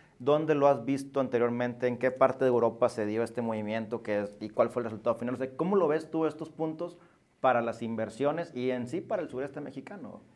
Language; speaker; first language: Spanish; native; Spanish